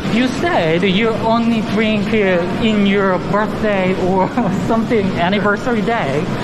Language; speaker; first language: English; non-native, learner; Korean